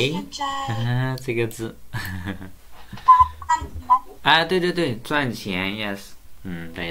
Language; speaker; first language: Chinese; native; Chinese